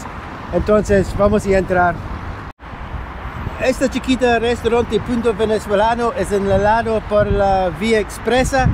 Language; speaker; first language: Spanish; non-native, learner; English